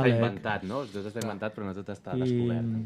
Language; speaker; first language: Catalan; native; Catalan